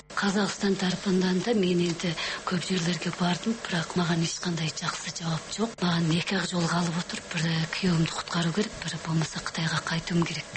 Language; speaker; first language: Kazakh; native; Kazakh